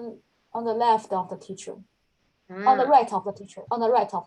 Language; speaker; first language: English; non-native, fluent; Chinese